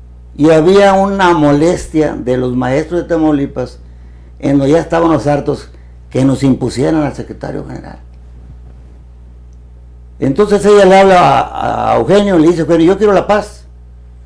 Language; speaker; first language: Spanish; native; Spanish